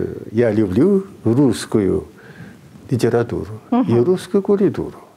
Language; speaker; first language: Russian; non-native, fluent; Chinese